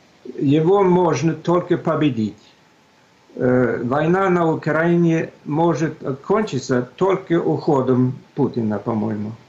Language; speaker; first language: Russian; non-native, fluent; Swedish